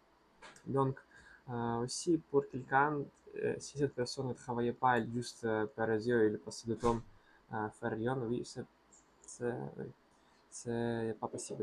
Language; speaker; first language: French; non-native, learner; Russian